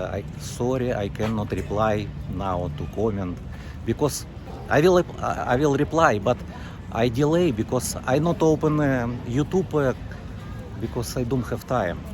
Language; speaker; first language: English; non-native, learner; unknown